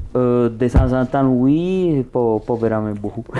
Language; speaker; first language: French; non-native, learner; Italian